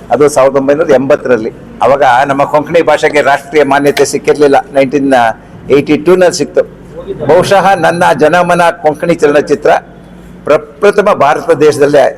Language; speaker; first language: Kannada; non-native, local second language; Konkani